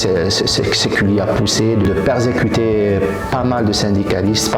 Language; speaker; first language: French; non-native, local second language; Arabic